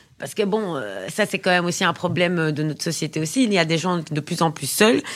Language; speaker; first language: French; native; French